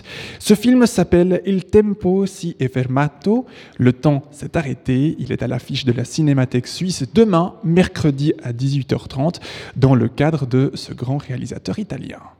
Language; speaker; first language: French; native; French